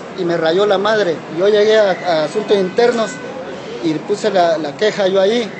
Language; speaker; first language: Spanish; native; Spanish